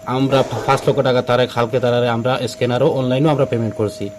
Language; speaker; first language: Bangla; native; Bangla